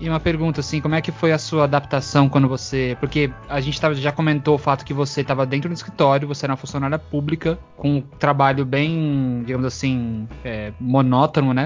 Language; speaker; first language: Portuguese; native; Portuguese